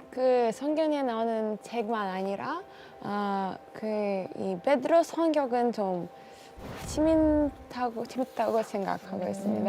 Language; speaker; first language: Korean; non-native, fluent; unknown